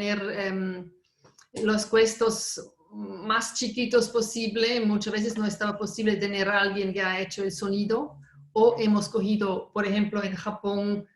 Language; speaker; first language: Spanish; non-native, fluent; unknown